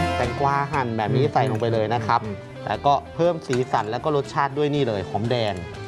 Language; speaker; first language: Thai; native; Thai